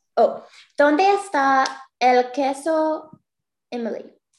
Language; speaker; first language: Spanish; non-native, learner; English